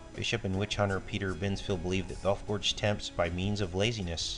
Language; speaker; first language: English; native; English